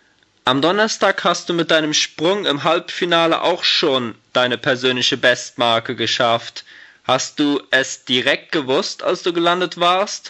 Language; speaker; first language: German; native; German